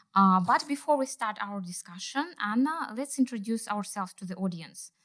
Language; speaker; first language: English; non-native, fluent; Kazakh